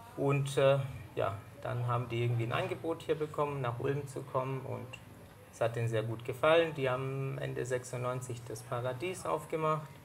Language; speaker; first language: German; early bilingual, other home language; Greek